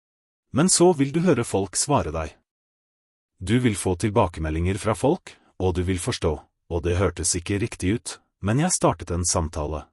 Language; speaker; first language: Norwegian; non-native, fluent; Russian